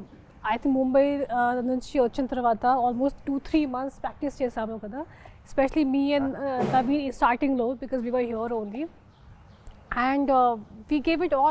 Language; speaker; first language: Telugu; non-native, local second language; Hindi